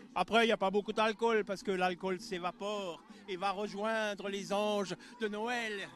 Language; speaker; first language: French; native; French